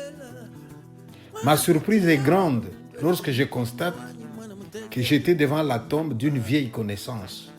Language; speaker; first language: French; non-native, local second language; Luba-Lulua